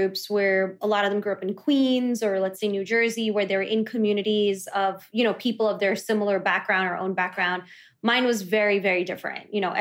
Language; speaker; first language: English; early bilingual, other home language; Kannada